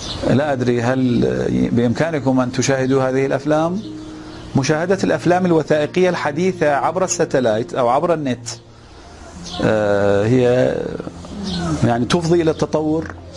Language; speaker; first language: Arabic; non-native, fluent; Persian